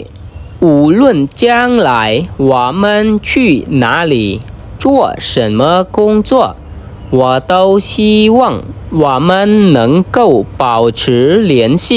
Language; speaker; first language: Chinese; non-native, fluent; Khmer